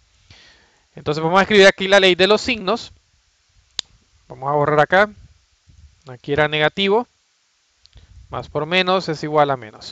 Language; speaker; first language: Spanish; native; Spanish